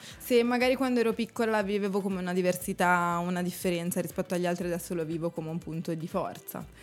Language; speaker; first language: Italian; early bilingual, other home language; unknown